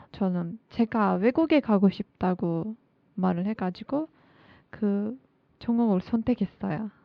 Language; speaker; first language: Korean; non-native, learner; Turkish